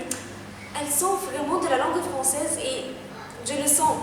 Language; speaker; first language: French; non-native, fluent; Arabic